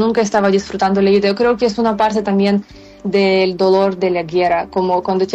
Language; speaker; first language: Spanish; non-native, fluent; Ukrainian